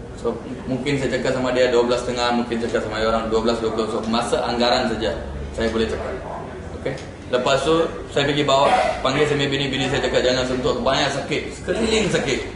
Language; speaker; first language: Malay; non-native, local second language; Tamil